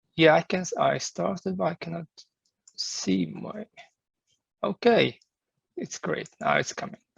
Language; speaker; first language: English; non-native, fluent; Mongolian